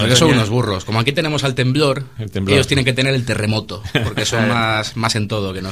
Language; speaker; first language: Spanish; native; Spanish